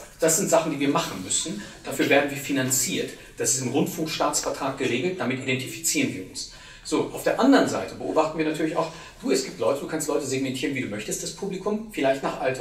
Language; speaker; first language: German; native; German